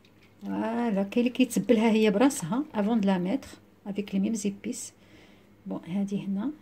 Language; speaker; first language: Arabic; native; Arabic